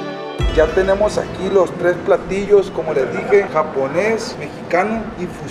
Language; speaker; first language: Spanish; native; Spanish